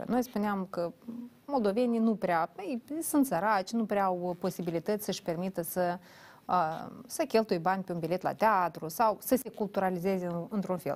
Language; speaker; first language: Romanian; native; Romanian